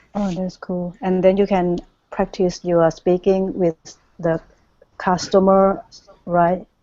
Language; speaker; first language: English; non-native, learner; Thai